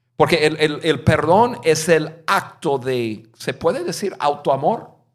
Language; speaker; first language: Spanish; non-native, fluent; English